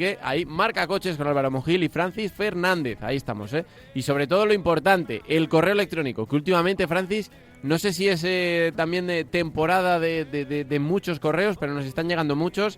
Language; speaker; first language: Spanish; native; Spanish